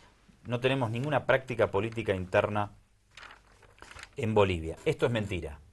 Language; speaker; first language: Spanish; native; Spanish